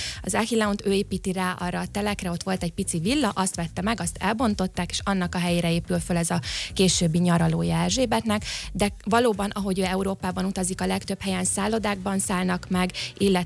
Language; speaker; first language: Hungarian; native; Hungarian